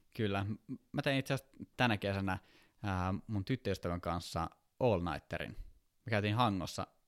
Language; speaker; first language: Finnish; native; Finnish